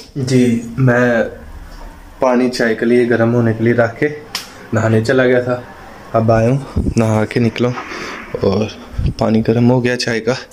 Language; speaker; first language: Urdu; non-native, local second language; Punjabi